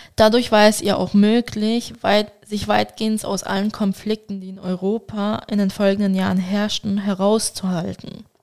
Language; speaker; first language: German; early bilingual, other home language; Turkish